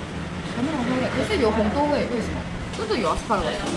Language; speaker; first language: Chinese; non-native, fluent; Korean